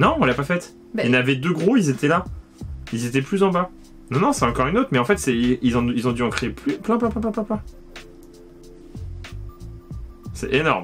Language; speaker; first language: French; native; French